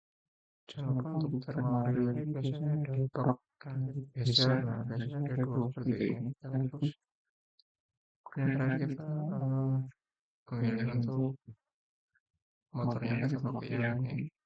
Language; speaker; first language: Indonesian; native; Indonesian